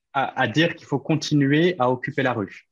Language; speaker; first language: French; native; French